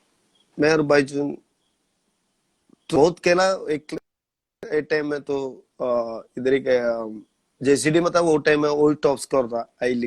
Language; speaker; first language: Hindi; non-native, local second language; Malayalam